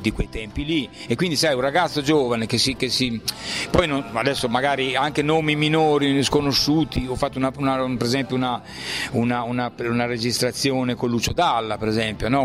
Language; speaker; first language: Italian; native; Italian